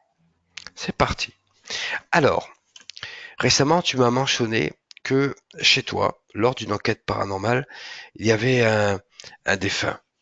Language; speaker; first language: French; native; French